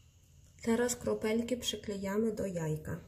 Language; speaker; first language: Polish; non-native, fluent; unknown